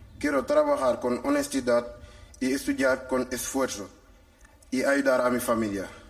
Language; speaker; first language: Spanish; non-native, learner; Wolof